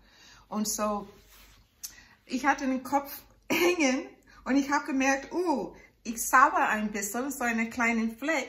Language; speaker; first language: German; non-native, fluent; English